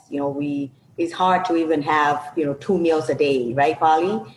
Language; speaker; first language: English; non-native, fluent; Lao